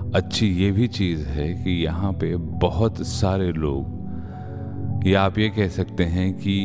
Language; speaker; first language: Hindi; native; Hindi